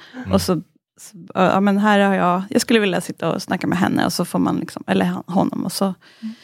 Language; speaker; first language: Swedish; native; Swedish